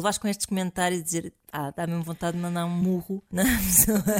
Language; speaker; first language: Portuguese; native; Portuguese